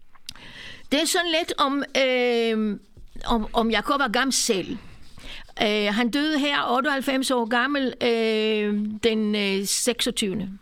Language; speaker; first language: Danish; non-native, fluent; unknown